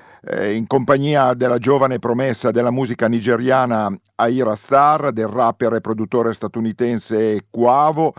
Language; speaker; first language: Italian; native; Italian